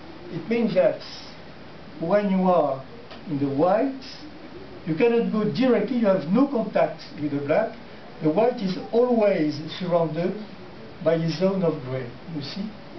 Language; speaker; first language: English; non-native, fluent; French